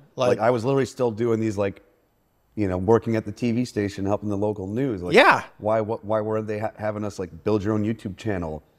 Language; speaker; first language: English; native; English